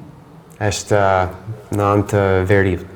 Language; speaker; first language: Albanian; non-native, fluent; English